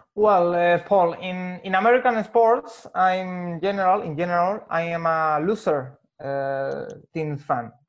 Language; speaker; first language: English; non-native, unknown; Spanish